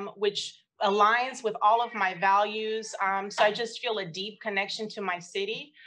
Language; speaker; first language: English; native; English